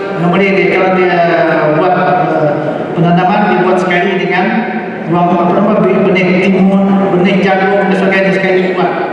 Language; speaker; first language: Malay; non-native, local second language; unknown